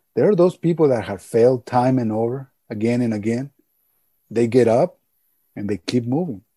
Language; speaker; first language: English; early bilingual, other home language; Spanish